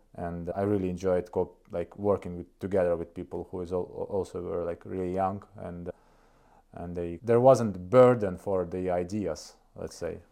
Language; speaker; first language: English; non-native, fluent; Estonian